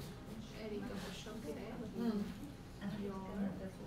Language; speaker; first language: Swedish; non-native, learner; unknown